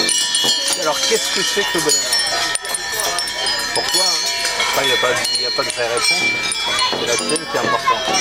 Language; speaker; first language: French; native; French